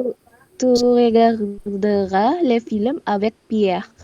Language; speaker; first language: French; non-native, learner; Indonesian